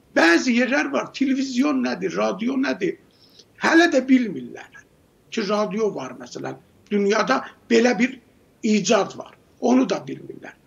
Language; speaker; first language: Azerbaijani; native; Azerbaijani